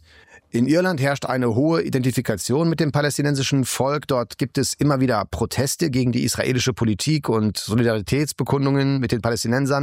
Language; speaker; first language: German; native; German